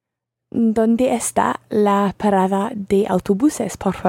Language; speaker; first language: Spanish; non-native, learner; English